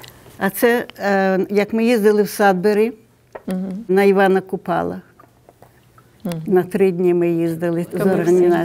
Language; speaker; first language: Ukrainian; early bilingual, heritage; Ukrainian